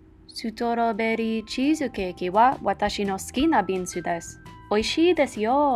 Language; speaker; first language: Japanese; non-native, learner; English